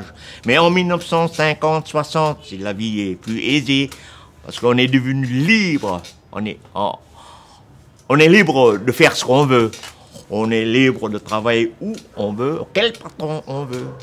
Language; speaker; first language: French; non-native, local second language; Vietnamese